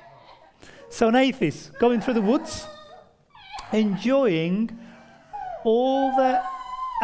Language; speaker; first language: English; native; English